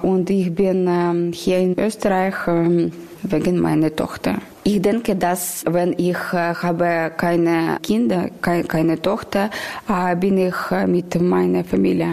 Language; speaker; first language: German; non-native, learner; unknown